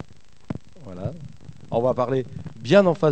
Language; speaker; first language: French; native; French